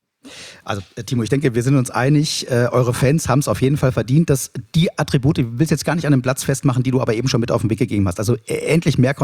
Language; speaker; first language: German; native; German